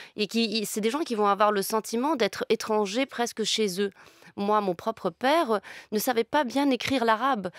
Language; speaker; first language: French; native; French